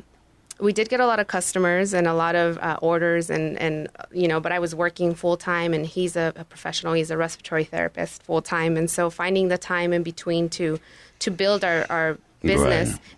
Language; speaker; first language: English; non-native, fluent; Spanish